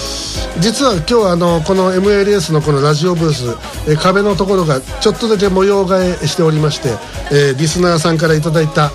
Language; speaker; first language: Japanese; native; Japanese